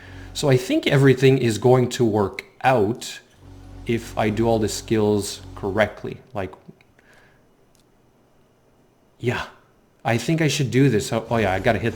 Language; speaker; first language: English; native; English